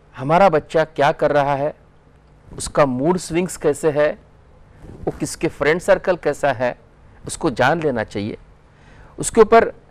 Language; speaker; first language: Hindi; non-native, local second language; Marathi